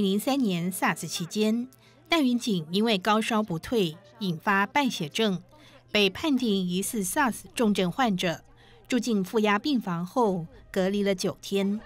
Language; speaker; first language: Chinese; native; Chinese